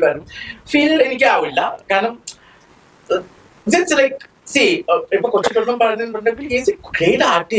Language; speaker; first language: Malayalam; non-native, local second language; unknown